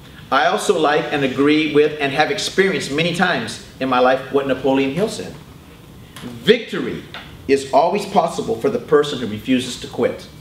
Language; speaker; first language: English; native; English